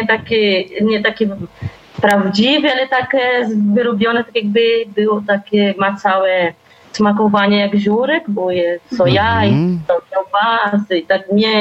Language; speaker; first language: Polish; early bilingual, heritage; Polish